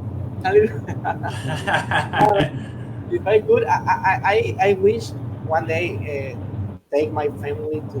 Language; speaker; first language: English; non-native, learner; Spanish